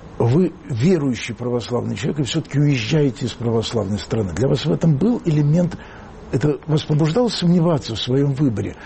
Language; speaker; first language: Russian; native; Russian